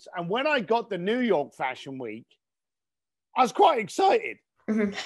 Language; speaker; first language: English; native; English